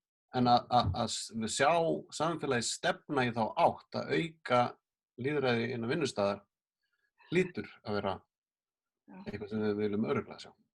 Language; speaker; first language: Icelandic; native; Icelandic